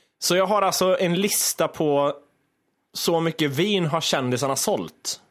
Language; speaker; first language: Swedish; native; Swedish